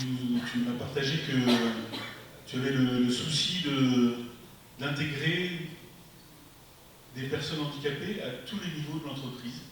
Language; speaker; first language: French; native; French